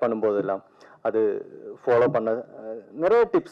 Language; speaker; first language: Tamil; non-native, learner; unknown